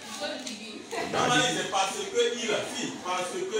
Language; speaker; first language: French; non-native, fluent; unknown